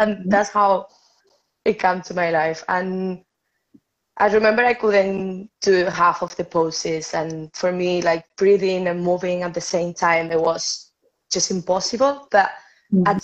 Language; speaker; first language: English; non-native, fluent; Spanish